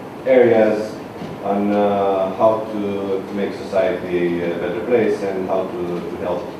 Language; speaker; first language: English; non-native, learner; Romanian